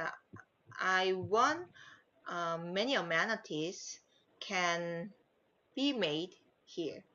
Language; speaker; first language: English; non-native, learner; Korean